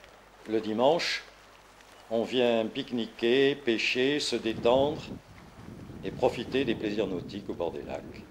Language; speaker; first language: French; native; French